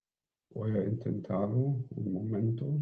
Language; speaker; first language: Spanish; non-native, fluent; German